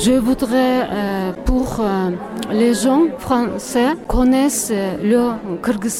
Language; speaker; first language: French; non-native, learner; Kyrgyz